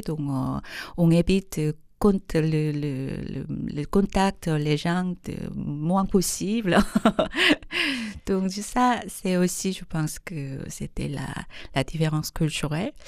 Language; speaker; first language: French; non-native, fluent; Korean